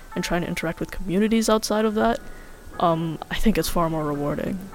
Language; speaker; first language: English; early bilingual, other home language; Filipino